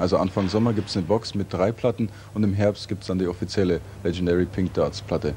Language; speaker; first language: German; native; German